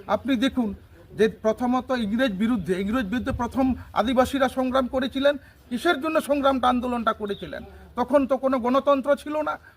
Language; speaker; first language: Bangla; non-native, local second language; Santali